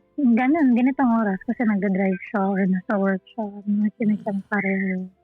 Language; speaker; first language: Filipino; non-native, local second language; Cebuano